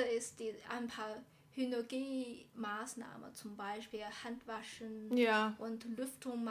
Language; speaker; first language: German; non-native, learner; Chinese